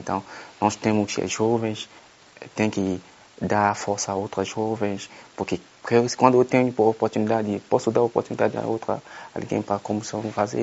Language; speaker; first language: Portuguese; non-native, fluent; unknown